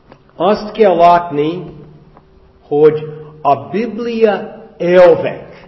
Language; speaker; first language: Hungarian; non-native, fluent; English